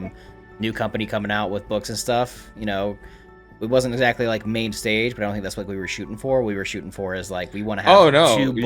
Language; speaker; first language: English; native; English